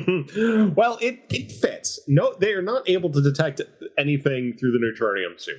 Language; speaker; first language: English; native; English